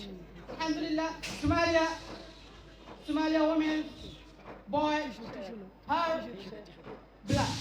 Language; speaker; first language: English; non-native, learner; Bangla